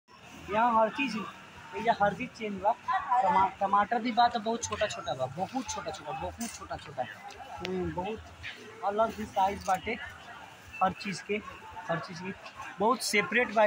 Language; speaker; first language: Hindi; non-native, local second language; Bhojpuri